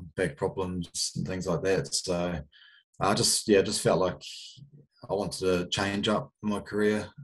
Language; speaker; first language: English; native; English